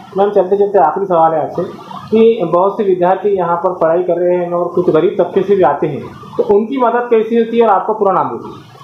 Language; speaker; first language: Hindi; native; Hindi